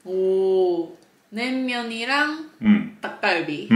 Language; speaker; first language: Korean; non-native, learner; Japanese